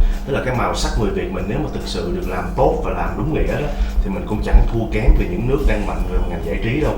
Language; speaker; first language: Vietnamese; native; Vietnamese